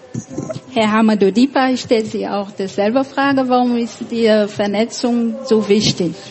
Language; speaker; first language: German; non-native, fluent; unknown